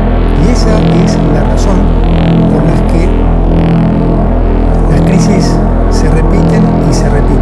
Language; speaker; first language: Spanish; native; Spanish